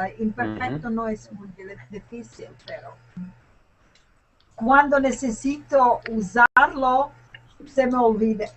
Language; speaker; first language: Spanish; non-native, learner; English